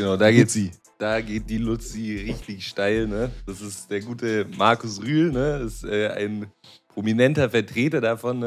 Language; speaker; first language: German; native; German